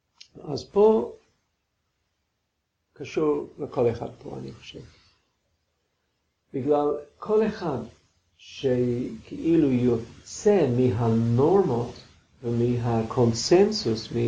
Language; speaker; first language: Hebrew; non-native, fluent; English